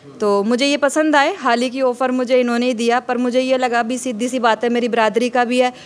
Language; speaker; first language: Hindi; native; Hindi